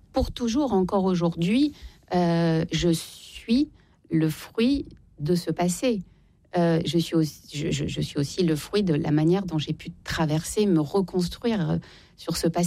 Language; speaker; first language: French; native; French